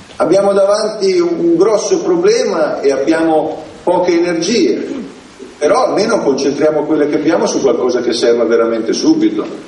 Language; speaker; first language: Italian; native; Italian